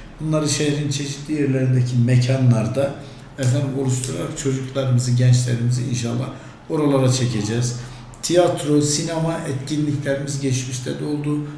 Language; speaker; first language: Turkish; native; Turkish